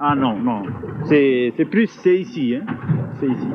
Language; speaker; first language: French; non-native, local second language; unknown